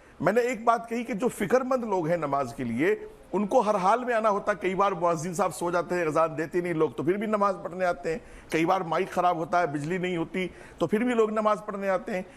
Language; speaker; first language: Urdu; native; Urdu